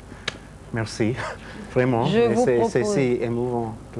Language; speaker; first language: French; non-native, fluent; English